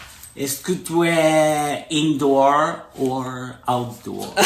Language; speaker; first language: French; non-native, learner; Japanese